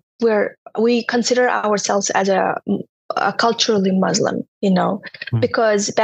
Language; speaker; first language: English; non-native, fluent; Turkmen